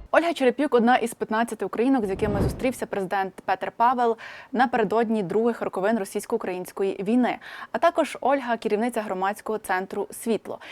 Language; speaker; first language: Ukrainian; native; Ukrainian